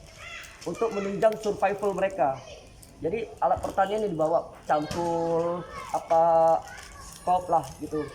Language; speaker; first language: Indonesian; native; Indonesian